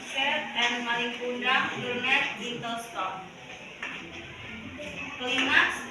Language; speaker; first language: English; non-native, learner; Indonesian